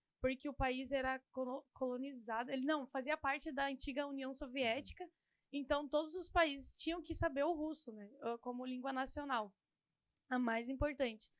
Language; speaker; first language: Portuguese; native; Portuguese